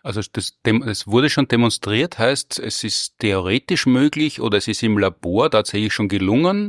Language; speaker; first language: German; native; German